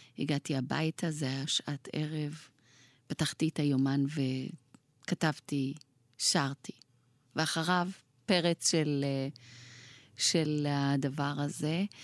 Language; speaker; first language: Hebrew; early bilingual, other home language; Persian